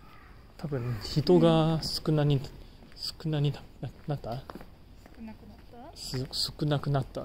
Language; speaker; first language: Japanese; non-native, learner; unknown